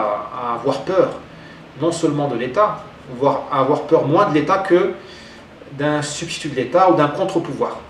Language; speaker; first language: French; non-native, local second language; Arabic